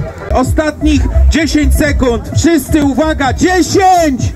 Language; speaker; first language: Polish; native; Polish